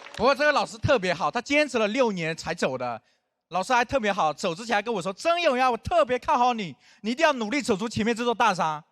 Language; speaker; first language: Chinese; non-native, local second language; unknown